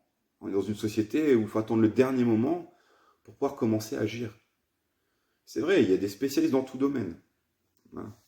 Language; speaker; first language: French; native; French